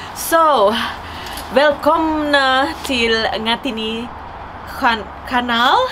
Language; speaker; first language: Swedish; non-native, learner; Indonesian